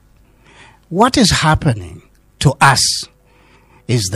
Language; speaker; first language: English; non-native, local second language; Hausa